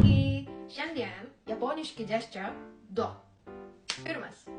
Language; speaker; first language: Lithuanian; non-native, learner; Japanese